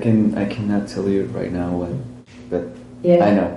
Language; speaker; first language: English; non-native, learner; Spanish